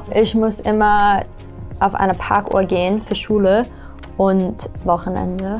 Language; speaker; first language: German; early bilingual, heritage; English